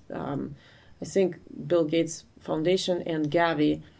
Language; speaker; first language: English; non-native, fluent; Ukrainian